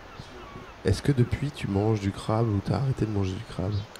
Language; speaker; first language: French; native; French